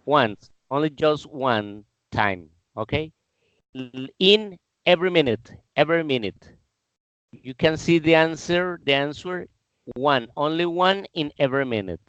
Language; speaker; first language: English; non-native, fluent; Spanish